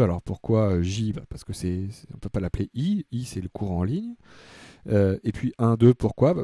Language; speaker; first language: French; native; French